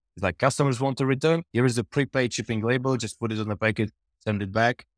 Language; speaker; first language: English; non-native, fluent; Czech